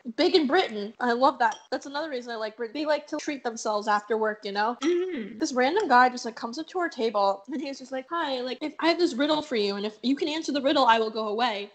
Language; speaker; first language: English; native; English